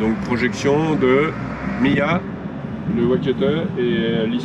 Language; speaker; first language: French; native; French